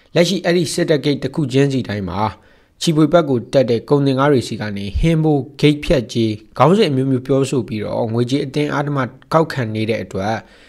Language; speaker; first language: Burmese; non-native, local second language; Kachin